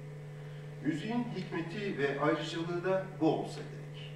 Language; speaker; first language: Turkish; native; Turkish